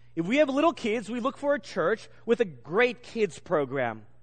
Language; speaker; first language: English; native; English